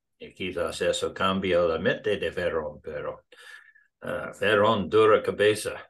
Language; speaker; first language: Spanish; non-native, learner; English